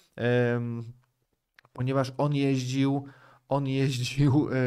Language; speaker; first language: Polish; native; Polish